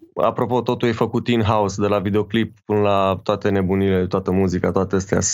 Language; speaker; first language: Romanian; native; Romanian